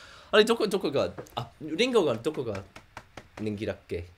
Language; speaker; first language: Japanese; non-native, learner; English